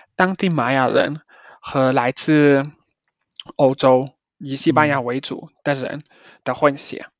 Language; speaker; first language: Chinese; non-native, fluent; Spanish